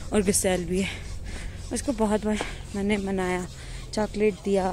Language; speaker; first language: Hindi; native; Hindi